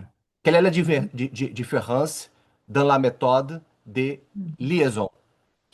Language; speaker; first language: French; non-native, learner; Portuguese